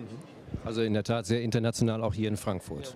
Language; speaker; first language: German; native; German